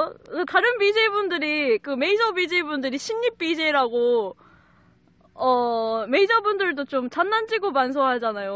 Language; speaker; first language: Korean; non-native, fluent; Japanese